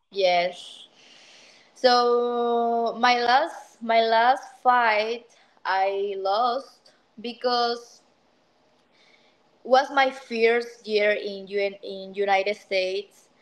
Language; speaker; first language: English; non-native, learner; Spanish